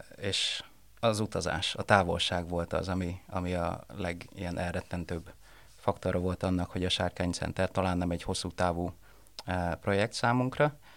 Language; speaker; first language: Hungarian; early bilingual, other home language; Vietnamese